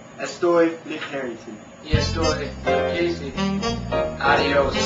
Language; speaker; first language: Spanish; non-native, learner; English